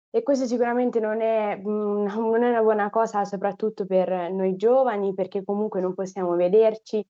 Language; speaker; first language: Italian; native; Italian